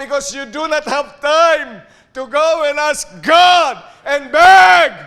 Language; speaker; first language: English; non-native, local second language; Filipino